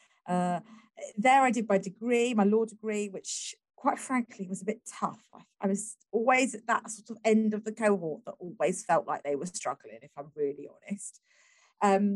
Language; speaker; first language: English; native; English